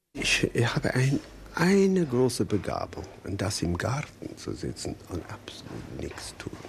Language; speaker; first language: German; non-native, fluent; English